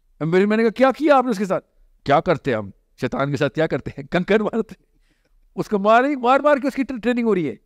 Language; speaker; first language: Urdu; native; Urdu